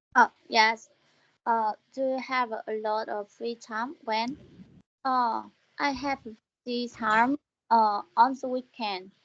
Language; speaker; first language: English; non-native, learner; Vietnamese